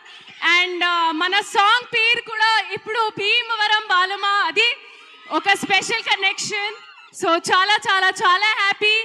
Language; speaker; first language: Telugu; non-native, learner; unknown